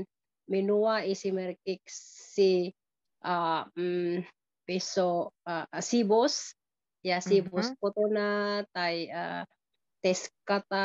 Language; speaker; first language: Finnish; non-native, learner; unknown